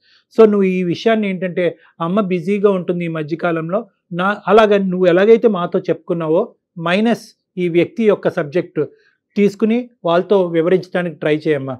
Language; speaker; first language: Telugu; native; Telugu